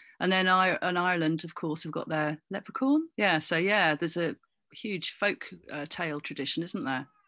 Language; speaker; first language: English; native; English